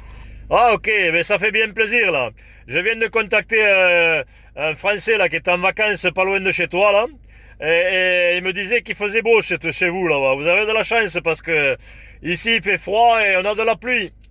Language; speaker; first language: French; native; French